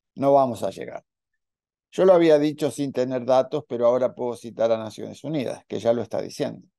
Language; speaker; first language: Spanish; native; Spanish